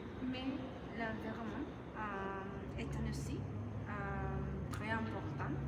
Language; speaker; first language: French; non-native, learner; Spanish